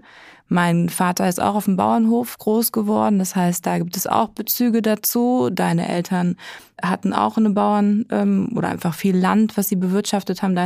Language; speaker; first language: German; native; German